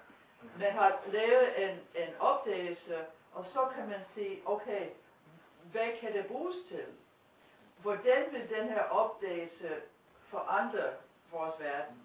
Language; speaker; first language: Danish; non-native, fluent; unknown